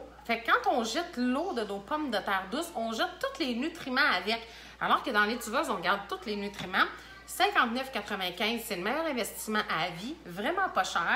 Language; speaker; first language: French; native; French